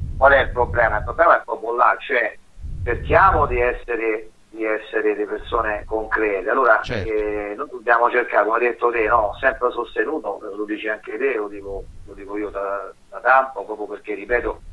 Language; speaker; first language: Italian; native; Italian